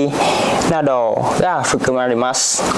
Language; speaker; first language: Japanese; non-native, learner; Vietnamese